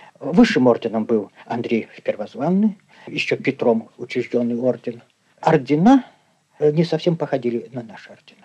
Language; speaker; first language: Russian; native; Russian